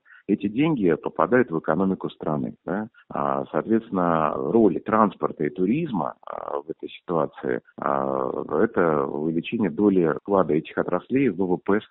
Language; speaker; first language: Russian; native; Russian